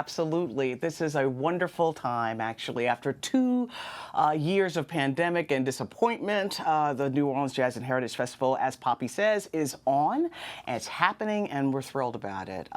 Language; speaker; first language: English; native; English